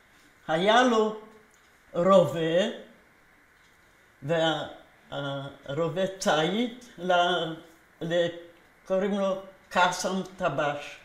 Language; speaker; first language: Hebrew; non-native, fluent; Polish